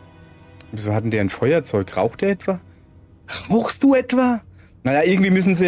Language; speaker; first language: German; native; German